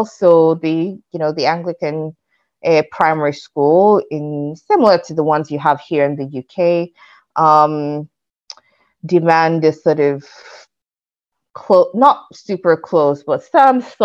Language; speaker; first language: English; non-native, local second language; Yoruba